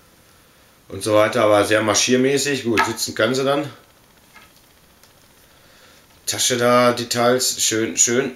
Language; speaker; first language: German; native; German